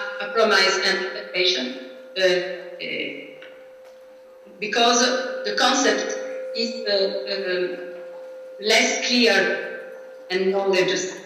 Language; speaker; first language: English; non-native, learner; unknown